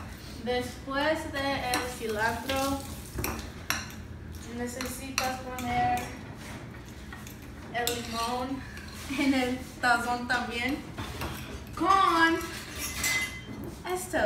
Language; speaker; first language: Spanish; non-native, learner; English